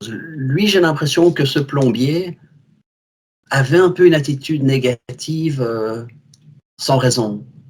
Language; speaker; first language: French; native; French